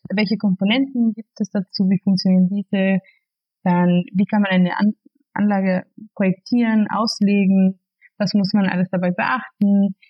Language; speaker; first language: German; non-native, fluent; Spanish